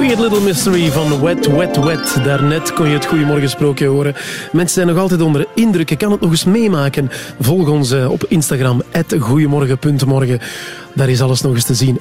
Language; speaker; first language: Dutch; native; Dutch